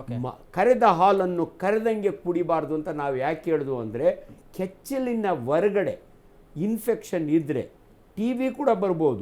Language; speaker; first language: Kannada; native; Kannada